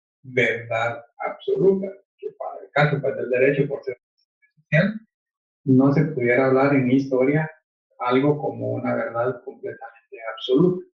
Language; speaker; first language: Spanish; native; Spanish